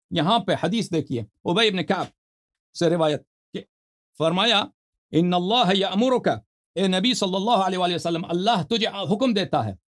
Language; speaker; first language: Urdu; non-native, fluent; Persian